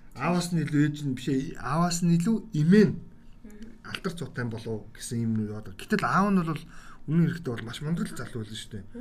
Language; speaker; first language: Mongolian; native; Mongolian